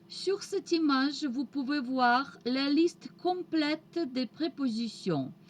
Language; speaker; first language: French; non-native, fluent; Russian